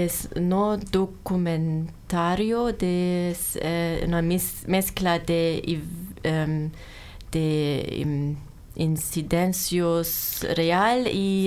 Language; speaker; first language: Spanish; non-native, learner; German